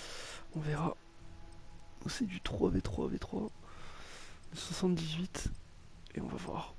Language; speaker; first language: French; native; French